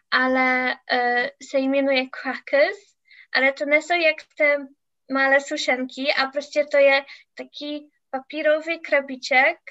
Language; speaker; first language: Czech; non-native, learner; English